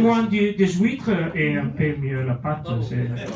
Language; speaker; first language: French; non-native, fluent; Italian